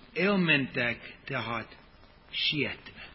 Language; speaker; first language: Hungarian; non-native, fluent; English